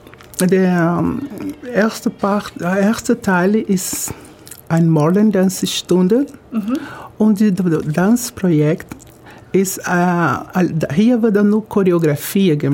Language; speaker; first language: German; non-native, fluent; Portuguese